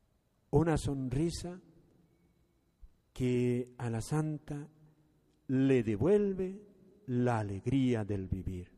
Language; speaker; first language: Spanish; native; Spanish